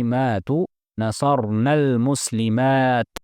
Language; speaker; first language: Arabic; non-native, fluent; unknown